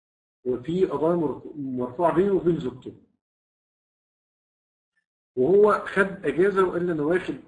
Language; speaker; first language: Arabic; native; Arabic